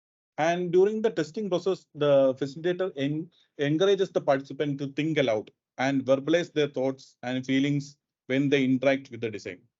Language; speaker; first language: English; non-native, local second language; Malayalam